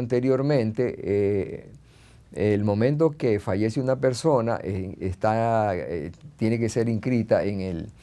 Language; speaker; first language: Spanish; native; Spanish